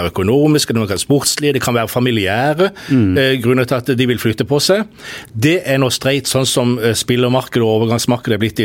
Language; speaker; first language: Norwegian; native; Norwegian